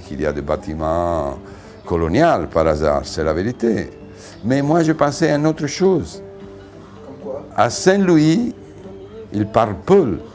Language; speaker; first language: French; non-native, fluent; Italian